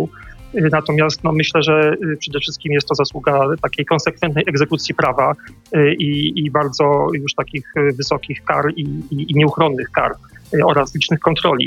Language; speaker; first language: Polish; native; Polish